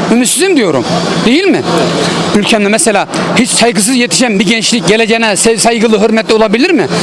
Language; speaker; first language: Turkish; native; Turkish